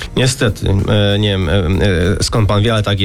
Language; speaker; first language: Polish; native; Polish